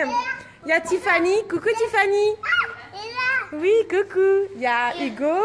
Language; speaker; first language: French; native; French